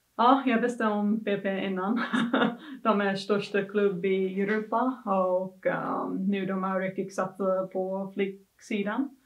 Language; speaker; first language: Swedish; non-native, fluent; English